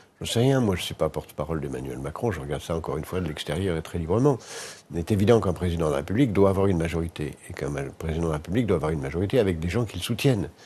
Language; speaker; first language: French; native; French